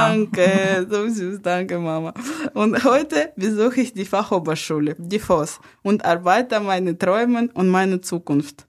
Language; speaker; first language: German; non-native, fluent; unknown